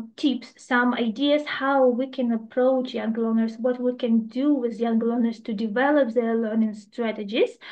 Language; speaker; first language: English; non-native, fluent; Ukrainian